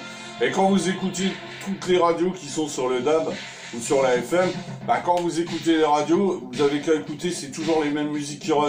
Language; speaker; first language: French; native; French